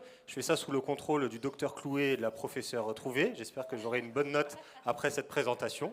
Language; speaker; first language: French; native; French